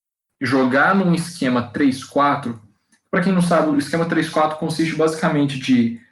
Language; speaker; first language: Portuguese; native; Portuguese